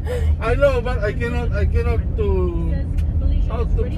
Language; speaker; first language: English; non-native, local second language; Malay